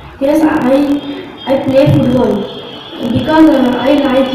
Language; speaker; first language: English; non-native, learner; Bangla